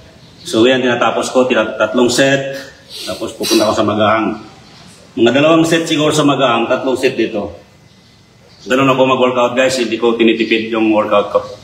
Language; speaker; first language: Filipino; native; Filipino